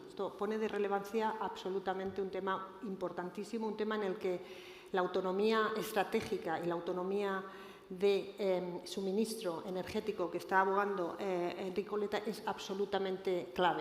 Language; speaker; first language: Spanish; native; Spanish